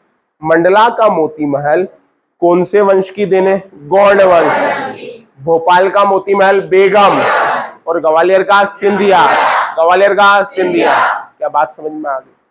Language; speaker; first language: Hindi; native; Hindi